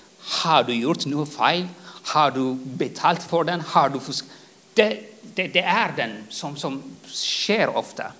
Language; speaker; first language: Swedish; non-native, fluent; Tigrinya